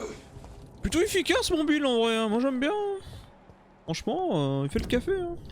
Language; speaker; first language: French; native; French